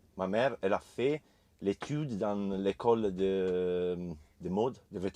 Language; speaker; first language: French; non-native, learner; Italian